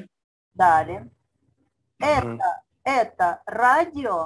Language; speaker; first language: Russian; non-native, fluent; Spanish